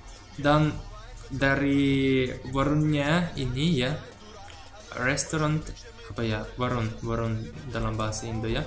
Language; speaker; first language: Indonesian; non-native, learner; Russian